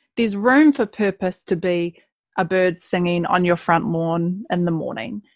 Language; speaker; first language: English; native; English